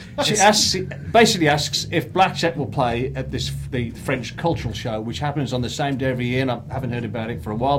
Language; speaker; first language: English; native; English